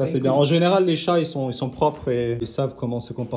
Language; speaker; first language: French; native; French